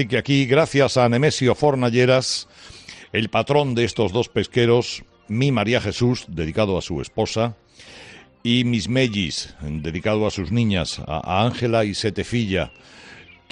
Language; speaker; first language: Spanish; native; Spanish